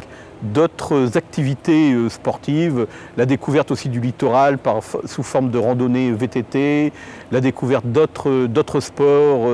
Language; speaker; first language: French; native; French